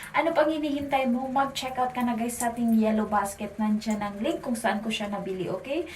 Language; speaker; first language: Filipino; native; Filipino